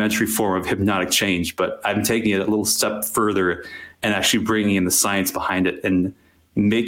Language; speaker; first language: English; native; English